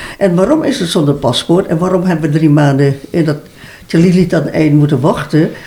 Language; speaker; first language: Dutch; early bilingual, other home language; Malay